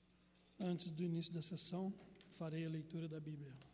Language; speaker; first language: Portuguese; native; Portuguese